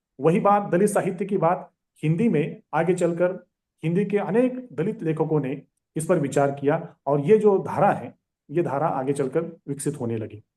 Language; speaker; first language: Hindi; non-native, local second language; Marathi